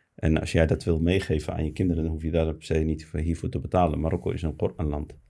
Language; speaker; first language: Dutch; early bilingual, other home language; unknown